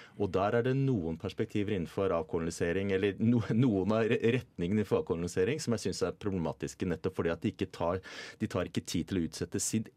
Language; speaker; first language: Norwegian; native; Norwegian